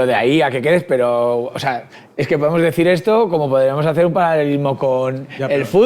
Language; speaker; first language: Spanish; native; Spanish